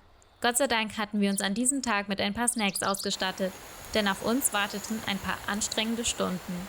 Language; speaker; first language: German; native; German